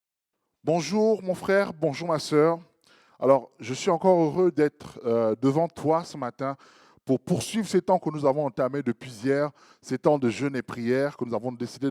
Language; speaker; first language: French; native; French